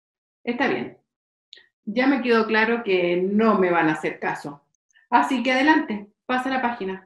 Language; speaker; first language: Spanish; native; Spanish